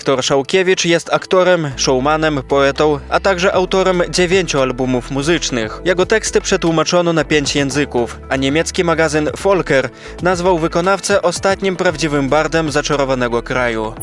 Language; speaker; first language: Polish; native; Polish